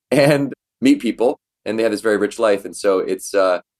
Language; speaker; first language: English; native; English